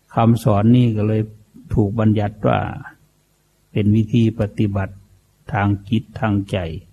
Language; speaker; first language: Thai; native; Thai